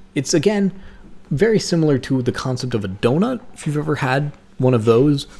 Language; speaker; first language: English; native; English